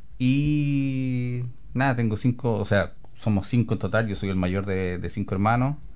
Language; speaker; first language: Spanish; native; Spanish